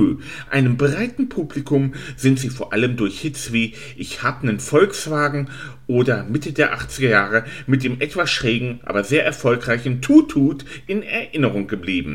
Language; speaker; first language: German; native; German